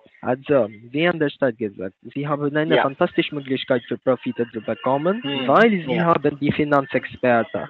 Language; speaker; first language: German; non-native, learner; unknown